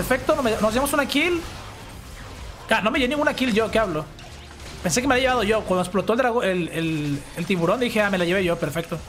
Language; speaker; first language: Spanish; native; Spanish